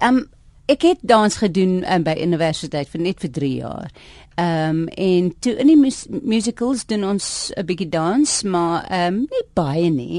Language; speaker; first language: Afrikaans; non-native, fluent; English